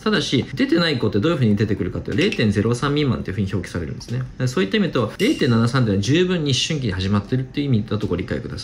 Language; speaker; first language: Japanese; native; Japanese